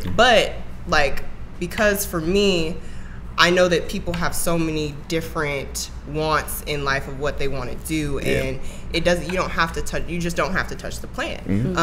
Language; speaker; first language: English; native; English